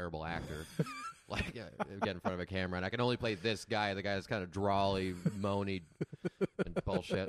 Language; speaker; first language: English; native; English